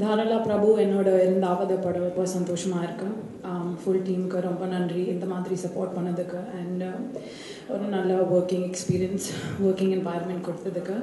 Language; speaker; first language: Tamil; non-native, learner; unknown